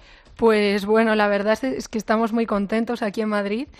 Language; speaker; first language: Spanish; native; Spanish